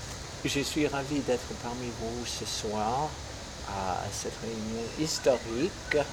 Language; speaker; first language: French; non-native, fluent; English